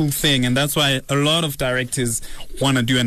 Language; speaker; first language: English; non-native, local second language; Zulu